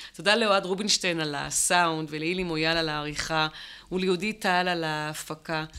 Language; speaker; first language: Hebrew; native; Hebrew